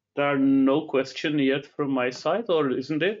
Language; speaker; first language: English; non-native, fluent; Czech